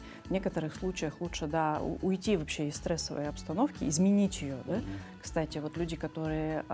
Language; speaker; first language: Russian; native; Russian